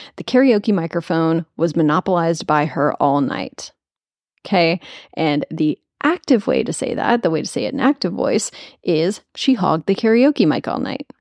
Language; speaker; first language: English; native; English